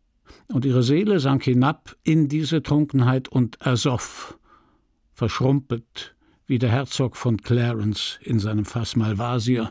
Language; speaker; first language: German; native; German